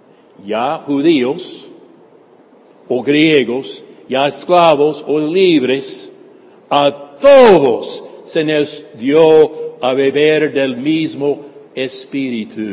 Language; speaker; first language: Spanish; non-native, fluent; English